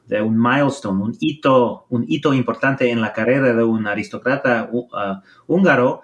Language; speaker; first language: Spanish; non-native, fluent; English